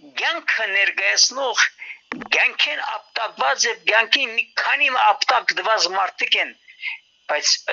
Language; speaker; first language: Armenian; early bilingual, heritage; Armenian